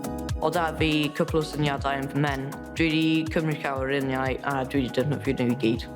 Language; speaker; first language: Welsh; non-native, local second language; English